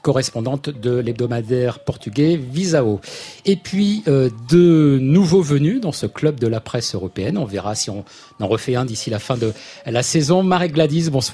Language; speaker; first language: French; native; French